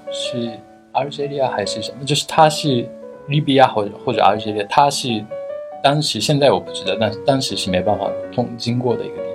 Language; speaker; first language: Chinese; non-native, fluent; Japanese